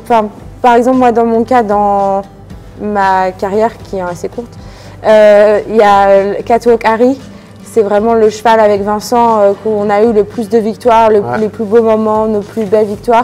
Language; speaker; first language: French; native; French